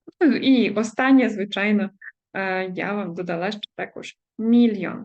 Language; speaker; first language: Polish; non-native, fluent; Ukrainian